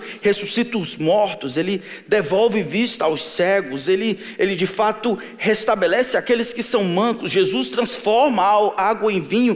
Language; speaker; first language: Portuguese; native; Portuguese